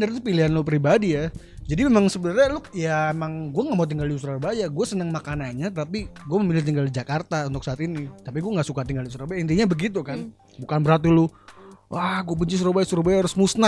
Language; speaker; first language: Indonesian; native; Indonesian